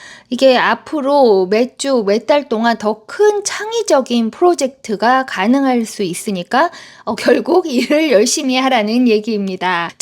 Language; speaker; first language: Korean; native; Korean